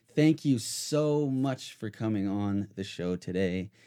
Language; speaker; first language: English; native; English